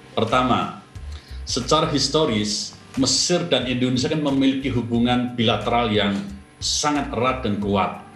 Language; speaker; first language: Indonesian; native; Indonesian